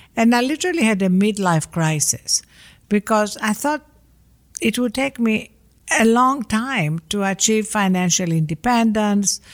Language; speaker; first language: English; non-native, fluent; Greek